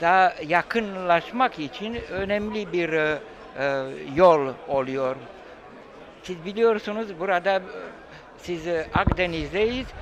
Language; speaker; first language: Turkish; non-native, fluent; Romanian